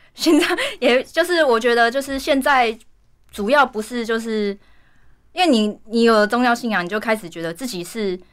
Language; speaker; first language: Chinese; native; Chinese